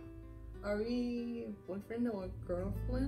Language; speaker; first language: English; non-native, learner; Japanese